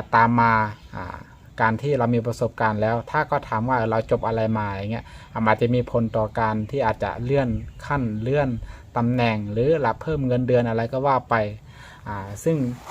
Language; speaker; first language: Thai; native; Thai